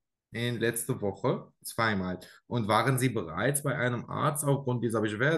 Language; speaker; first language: German; non-native, learner; Arabic